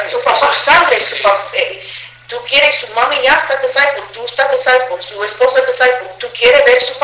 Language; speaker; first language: Spanish; early bilingual, heritage; English